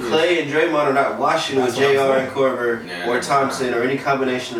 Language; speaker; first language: English; native; English